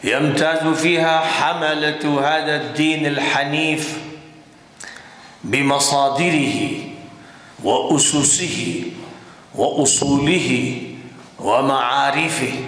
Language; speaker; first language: Arabic; non-native, fluent; Urdu